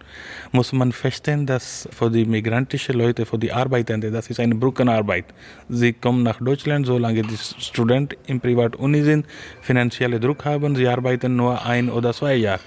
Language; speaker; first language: German; non-native, fluent; Urdu